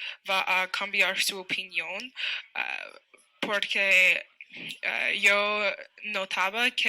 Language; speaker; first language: Spanish; non-native, learner; English